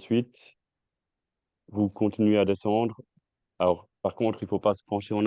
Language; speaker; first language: French; native; French